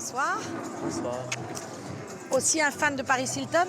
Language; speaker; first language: French; native; French